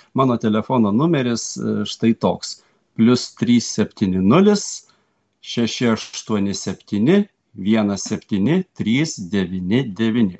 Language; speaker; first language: Lithuanian; native; Lithuanian